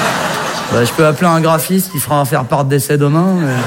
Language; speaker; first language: French; native; French